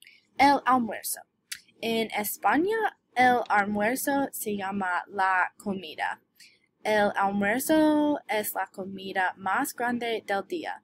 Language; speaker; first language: Spanish; non-native, learner; English